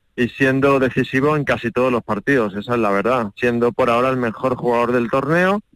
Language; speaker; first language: Spanish; non-native, fluent; French